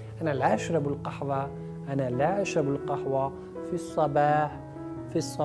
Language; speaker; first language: Arabic; non-native, fluent; Urdu